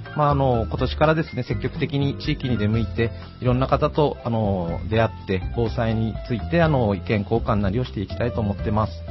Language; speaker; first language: Japanese; native; Japanese